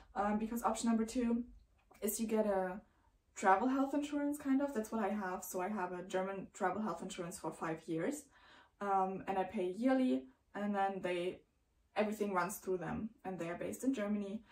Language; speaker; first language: English; non-native, fluent; German